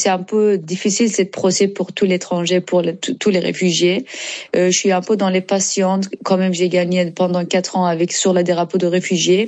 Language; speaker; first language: French; non-native, learner; Persian